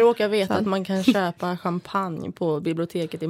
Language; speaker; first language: Swedish; native; Swedish